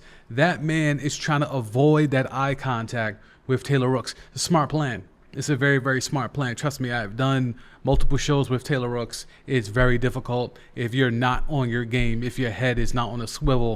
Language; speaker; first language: English; native; English